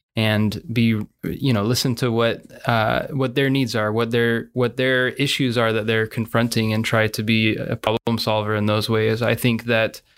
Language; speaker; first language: English; native; English